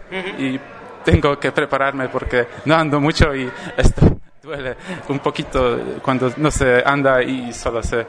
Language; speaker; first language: Spanish; non-native, learner; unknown